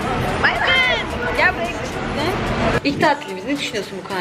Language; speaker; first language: Turkish; native; Turkish